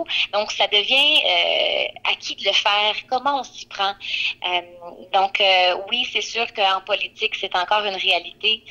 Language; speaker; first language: French; native; French